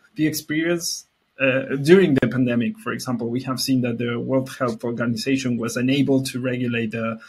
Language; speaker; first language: English; non-native, fluent; Spanish